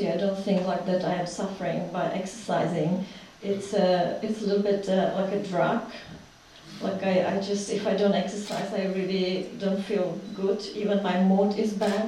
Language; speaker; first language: English; non-native, fluent; Czech